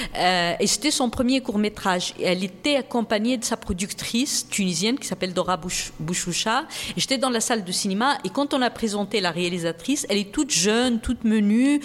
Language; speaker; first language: French; non-native, local second language; Arabic